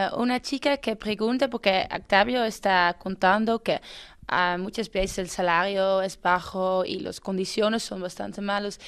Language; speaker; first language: Spanish; non-native, learner; Dutch